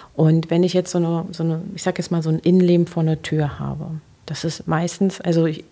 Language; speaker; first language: German; native; German